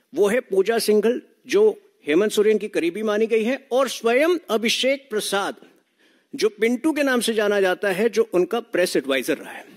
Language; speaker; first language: Hindi; native; Hindi